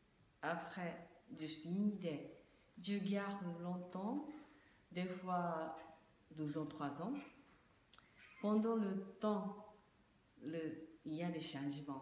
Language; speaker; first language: French; non-native, learner; Japanese